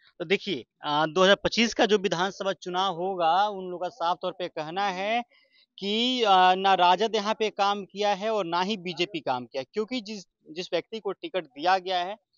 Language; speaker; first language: Hindi; native; Hindi